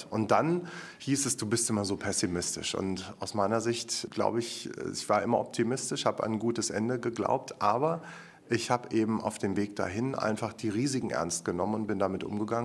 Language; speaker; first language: German; native; German